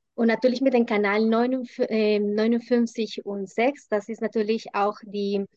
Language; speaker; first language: German; non-native, fluent; Spanish